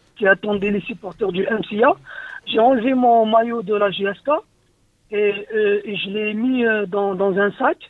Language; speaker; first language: French; non-native, local second language; Arabic